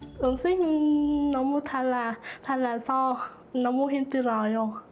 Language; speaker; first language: Korean; non-native, learner; Vietnamese